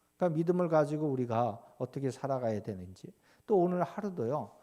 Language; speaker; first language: Korean; native; Korean